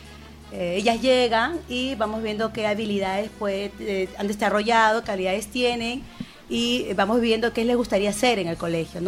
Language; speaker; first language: Spanish; native; Spanish